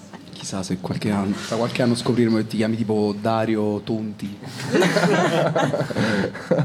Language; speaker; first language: Italian; native; Italian